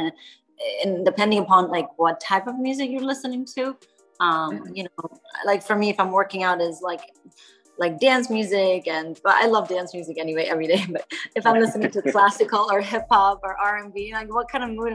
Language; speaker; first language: English; early bilingual, other home language; Persian